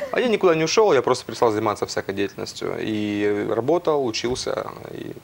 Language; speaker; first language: Russian; native; Russian